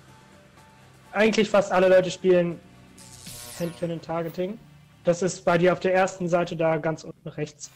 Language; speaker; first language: German; native; German